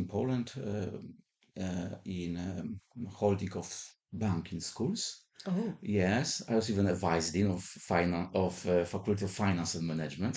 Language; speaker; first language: English; non-native, fluent; Polish